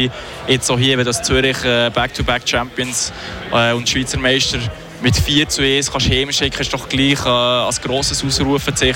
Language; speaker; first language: German; native; German